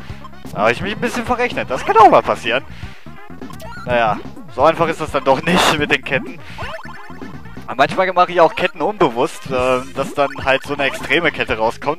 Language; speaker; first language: German; native; German